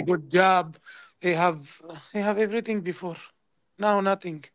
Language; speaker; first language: English; non-native, learner; Arabic